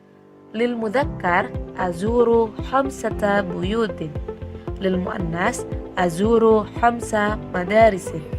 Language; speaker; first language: Arabic; non-native, learner; Indonesian